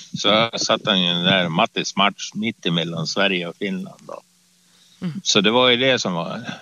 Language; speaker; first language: Swedish; native; Swedish